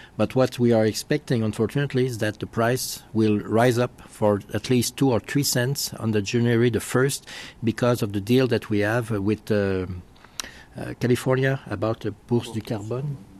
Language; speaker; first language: English; non-native, fluent; French